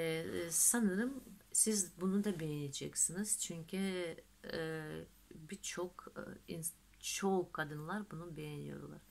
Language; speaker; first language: Turkish; non-native, fluent; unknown